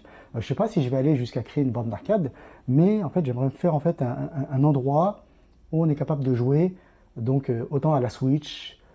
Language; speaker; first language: French; native; French